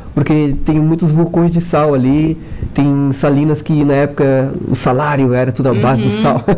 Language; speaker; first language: Portuguese; non-native, local second language; Kabuverdianu